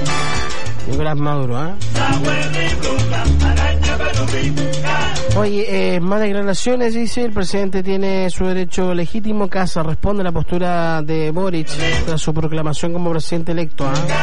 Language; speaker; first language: Spanish; native; Spanish